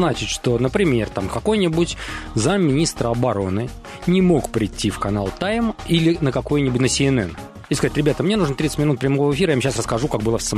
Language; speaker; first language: Russian; native; Russian